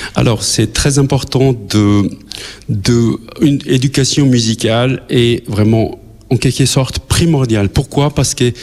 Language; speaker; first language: French; non-native, fluent; Albanian